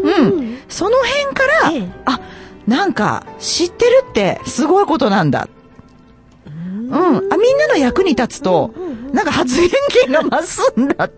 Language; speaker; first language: Japanese; native; Japanese